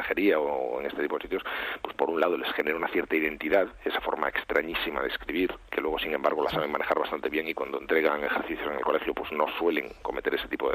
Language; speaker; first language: Spanish; native; Spanish